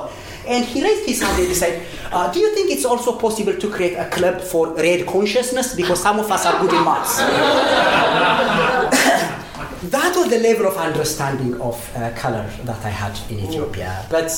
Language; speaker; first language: English; non-native, fluent; Amharic